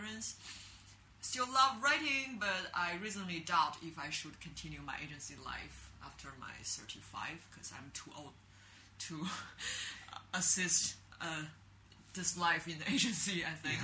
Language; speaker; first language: English; non-native, learner; Chinese